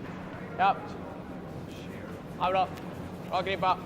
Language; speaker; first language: Swedish; native; Swedish